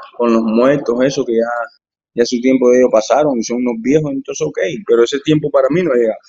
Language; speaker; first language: Spanish; early bilingual, heritage; Spanish